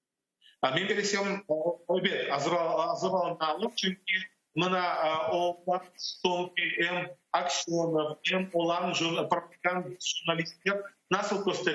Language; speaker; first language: Turkish; non-native, learner; Crimean Tatar